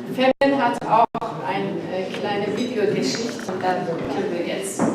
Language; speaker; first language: German; non-native, learner; Persian